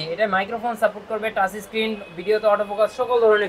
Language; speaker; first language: Bangla; native; Bangla